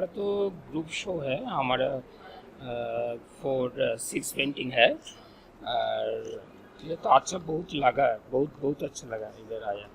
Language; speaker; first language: Hindi; non-native, local second language; Bangla